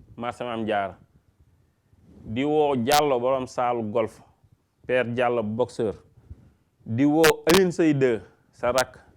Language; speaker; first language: Wolof; native; Wolof